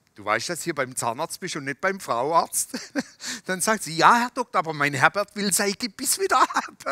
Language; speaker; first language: German; native; German